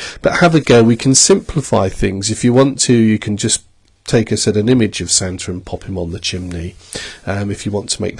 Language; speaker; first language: English; native; English